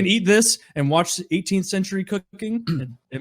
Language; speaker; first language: English; native; English